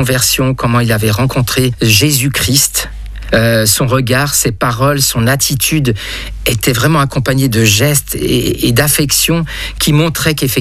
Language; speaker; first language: French; native; French